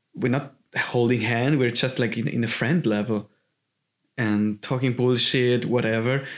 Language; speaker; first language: English; non-native, fluent; German